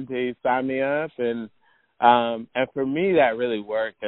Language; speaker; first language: English; native; English